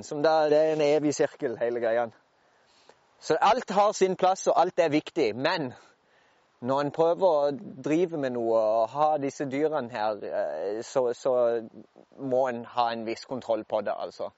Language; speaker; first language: Norwegian; native; Norwegian